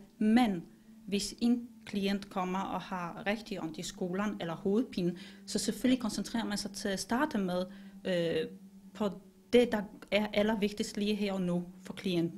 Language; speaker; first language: Danish; non-native, fluent; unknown